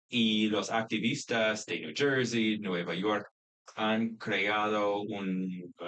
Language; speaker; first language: Spanish; non-native, fluent; English